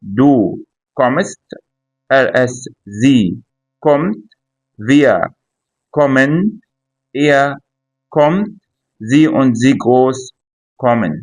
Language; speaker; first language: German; non-native, fluent; Arabic